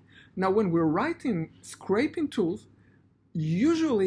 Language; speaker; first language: English; non-native, fluent; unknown